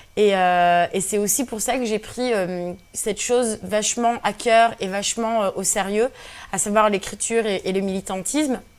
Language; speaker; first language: French; early bilingual, other home language; Kabyle